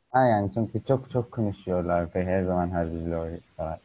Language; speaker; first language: Turkish; non-native, learner; Arabic